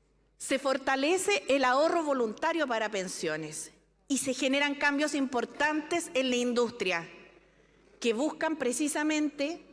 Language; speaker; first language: Spanish; native; Spanish